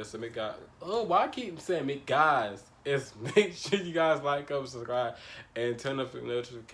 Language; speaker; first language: English; native; English